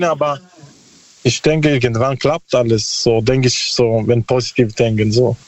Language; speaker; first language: German; non-native, learner; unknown